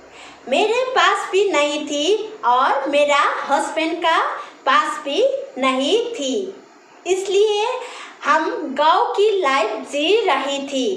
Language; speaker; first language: Hindi; non-native, local second language; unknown